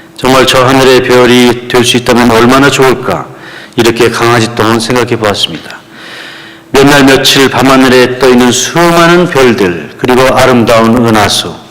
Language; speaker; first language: Korean; native; Korean